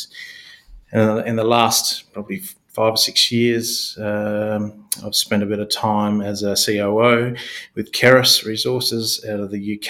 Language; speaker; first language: English; native; English